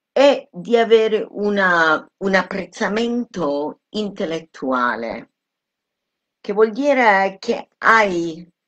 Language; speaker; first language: Italian; non-native, fluent; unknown